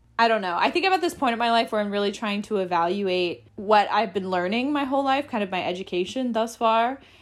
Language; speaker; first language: English; native; English